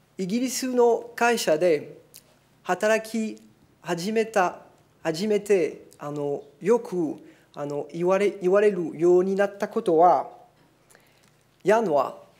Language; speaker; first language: Japanese; non-native, fluent; French